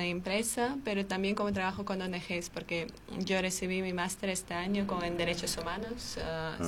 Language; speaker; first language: Spanish; non-native, fluent; Armenian